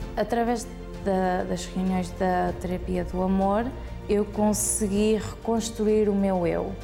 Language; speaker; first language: Portuguese; early bilingual, heritage; Portuguese